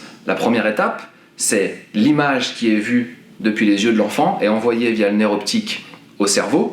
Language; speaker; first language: French; native; French